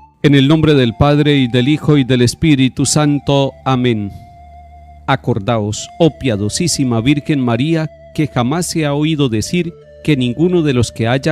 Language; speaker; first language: Spanish; native; Spanish